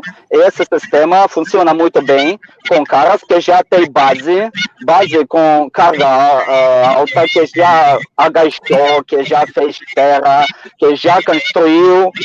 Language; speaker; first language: Portuguese; non-native, fluent; Russian